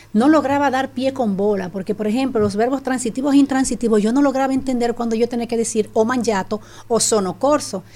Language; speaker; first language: Spanish; native; Spanish